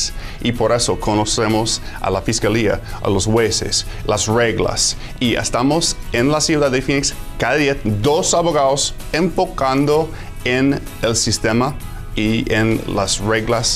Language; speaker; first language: Spanish; non-native, fluent; English